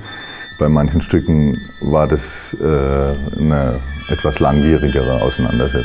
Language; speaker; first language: German; native; German